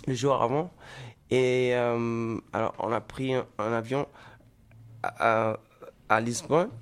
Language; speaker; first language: French; non-native, fluent; German